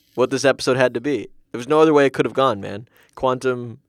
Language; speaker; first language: English; early bilingual, other home language; Hindi